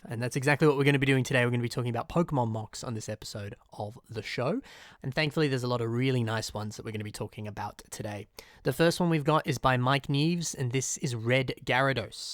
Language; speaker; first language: English; native; English